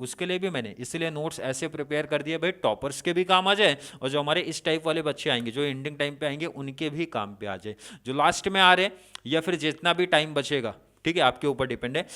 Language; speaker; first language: Hindi; native; Hindi